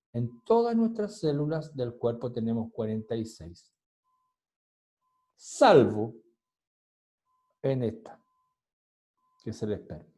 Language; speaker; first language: Spanish; native; Spanish